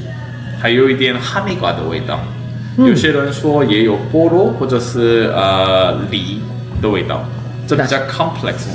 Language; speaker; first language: Chinese; non-native, fluent; Korean